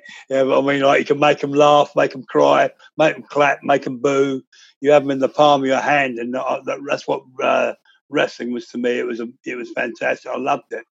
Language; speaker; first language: English; native; English